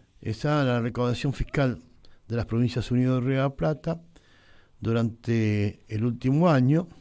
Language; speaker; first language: Spanish; native; Spanish